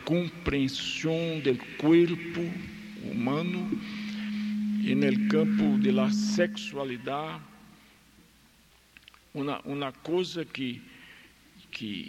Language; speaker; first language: Spanish; non-native, fluent; Portuguese